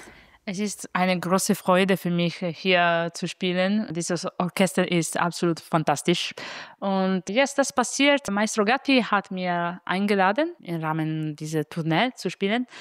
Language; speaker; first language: German; non-native, fluent; Italian